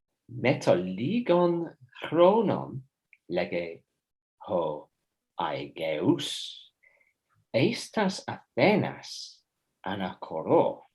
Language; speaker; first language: Greek; non-native, fluent; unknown